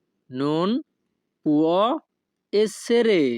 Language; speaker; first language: Italian; non-native, fluent; Bangla